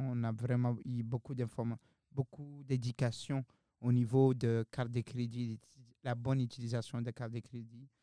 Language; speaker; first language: French; non-native, local second language; Arabic